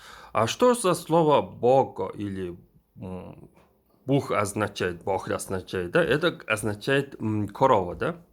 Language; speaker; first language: Russian; non-native, fluent; Mongolian